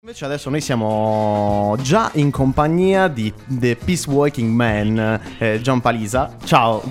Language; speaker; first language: Italian; native; Italian